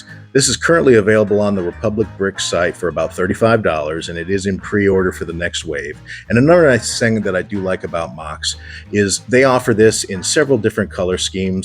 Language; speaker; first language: English; native; English